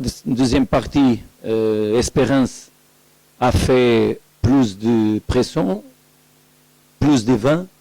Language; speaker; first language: French; non-native, learner; Portuguese